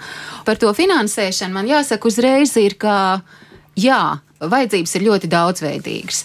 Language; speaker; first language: Latvian; native; Latvian